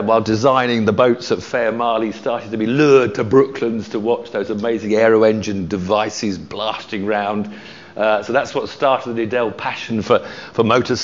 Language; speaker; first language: English; native; English